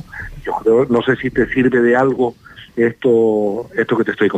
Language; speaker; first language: Spanish; native; Spanish